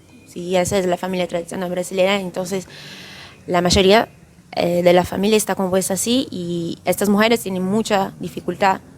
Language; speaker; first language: Spanish; non-native, fluent; Portuguese